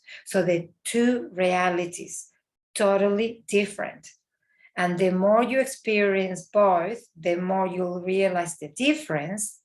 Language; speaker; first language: English; non-native, fluent; Spanish